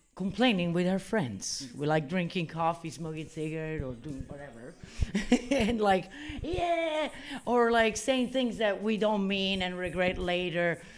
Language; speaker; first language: English; non-native, fluent; Italian